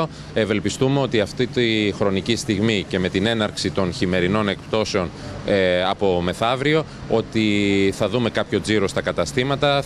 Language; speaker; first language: Greek; native; Greek